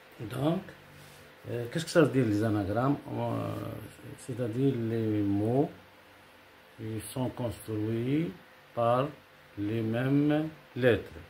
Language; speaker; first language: French; non-native, local second language; Arabic